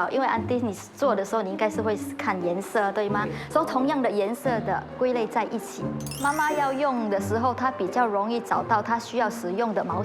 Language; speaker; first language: Chinese; native; Chinese